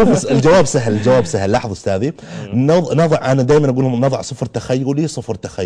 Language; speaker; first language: Arabic; native; Arabic